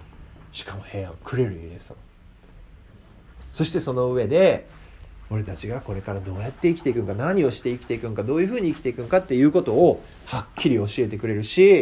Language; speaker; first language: Japanese; native; Japanese